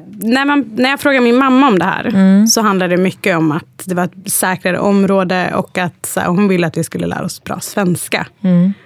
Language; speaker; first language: Swedish; early bilingual, other home language; Arabic